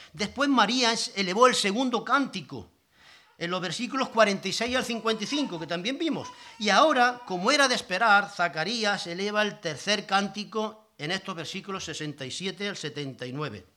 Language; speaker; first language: Spanish; native; Spanish